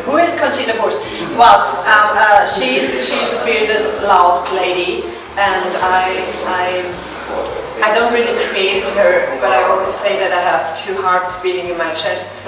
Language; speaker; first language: English; non-native, fluent; German